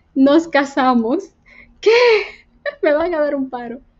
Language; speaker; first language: Spanish; native; Spanish